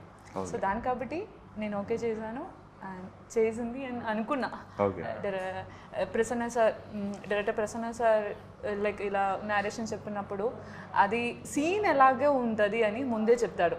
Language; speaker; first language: Telugu; non-native, learner; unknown